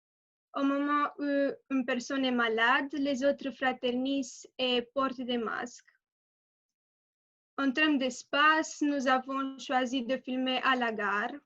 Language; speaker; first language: French; non-native, learner; Romanian